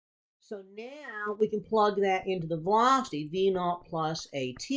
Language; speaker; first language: English; native; English